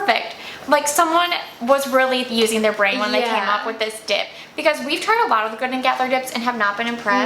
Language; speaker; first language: English; native; English